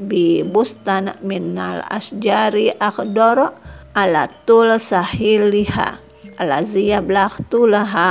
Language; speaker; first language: Arabic; non-native, fluent; Indonesian